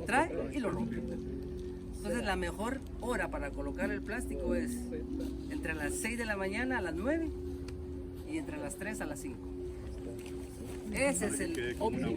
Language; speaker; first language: Spanish; native; Spanish